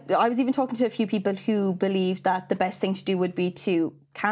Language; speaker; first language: English; native; English